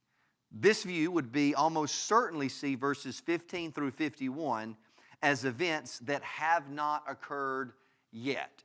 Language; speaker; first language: English; native; English